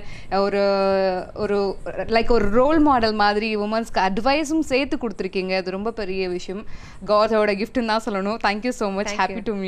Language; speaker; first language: Tamil; native; Tamil